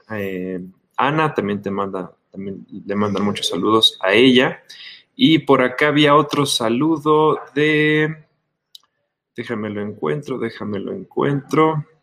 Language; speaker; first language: Spanish; native; Spanish